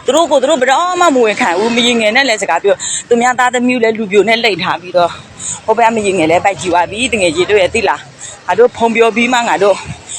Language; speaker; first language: Burmese; non-native, local second language; Karen languages